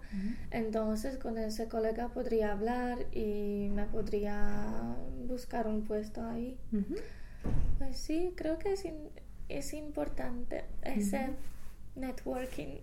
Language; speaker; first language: Spanish; non-native, fluent; English